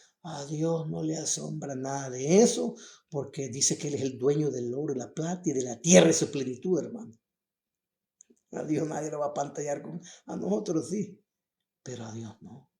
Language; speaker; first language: Spanish; native; Spanish